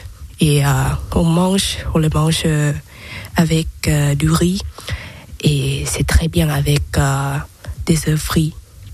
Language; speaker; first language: French; non-native, learner; Thai